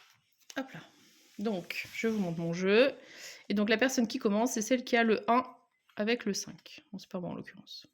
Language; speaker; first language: French; native; French